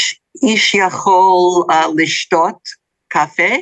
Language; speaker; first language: Hebrew; non-native, learner; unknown